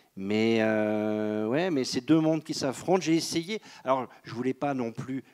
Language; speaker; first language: French; native; French